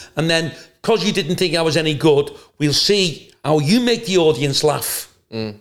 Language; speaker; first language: English; native; English